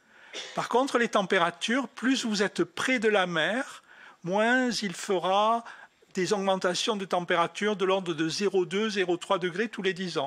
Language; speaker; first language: French; native; French